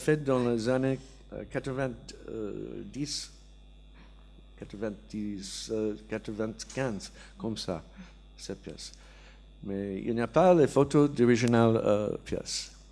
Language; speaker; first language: French; non-native, learner; English